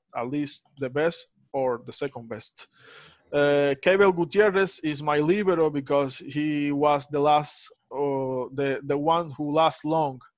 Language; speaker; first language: English; non-native, fluent; Spanish